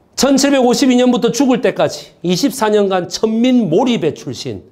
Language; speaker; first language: Korean; native; Korean